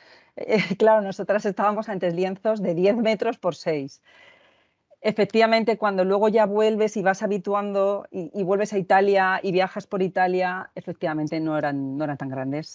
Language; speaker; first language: Spanish; native; Spanish